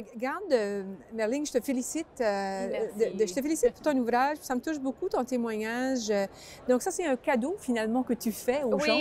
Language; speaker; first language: French; native; French